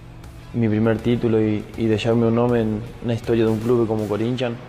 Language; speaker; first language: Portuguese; non-native, learner; Spanish